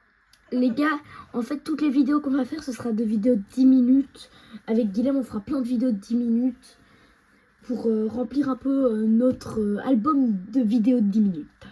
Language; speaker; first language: French; native; French